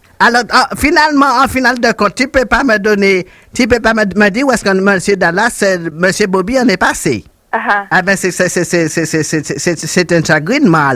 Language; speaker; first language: French; native; French